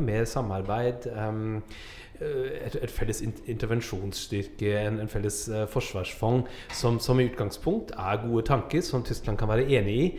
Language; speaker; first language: Norwegian; non-native, fluent; German